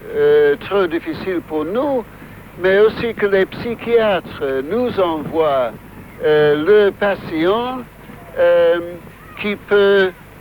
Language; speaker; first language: French; non-native, fluent; English